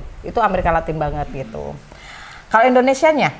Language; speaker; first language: Indonesian; native; Indonesian